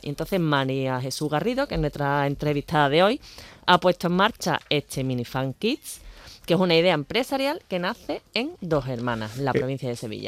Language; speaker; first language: Spanish; native; Spanish